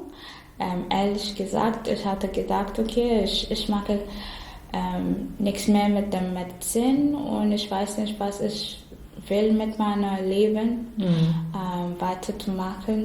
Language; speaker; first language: German; non-native, learner; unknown